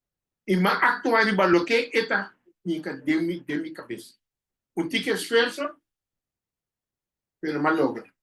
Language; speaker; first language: Portuguese; non-native, learner; Papiamento